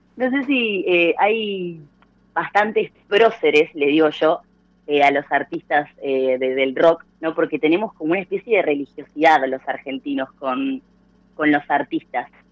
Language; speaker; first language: Spanish; native; Spanish